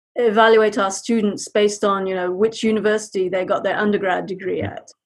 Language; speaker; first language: English; native; English